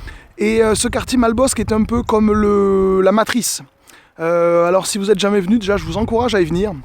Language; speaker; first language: French; native; French